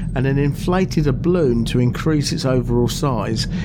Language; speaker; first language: English; native; English